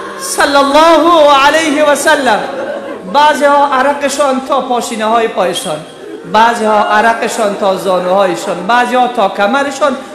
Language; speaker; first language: Persian; native; Persian